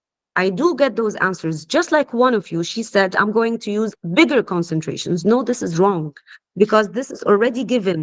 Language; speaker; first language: English; non-native, fluent; Arabic